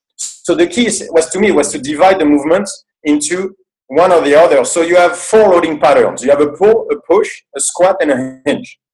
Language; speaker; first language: English; non-native, fluent; French